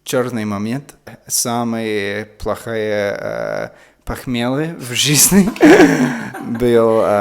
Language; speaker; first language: Russian; non-native, learner; English